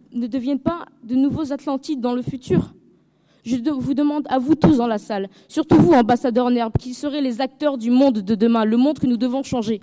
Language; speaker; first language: French; early bilingual, heritage; French